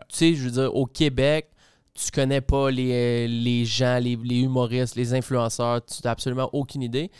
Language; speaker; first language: French; native; French